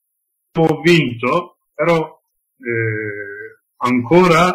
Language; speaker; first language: Italian; non-native, learner; Kurdish